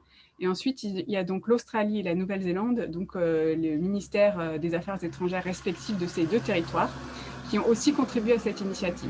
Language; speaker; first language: French; native; French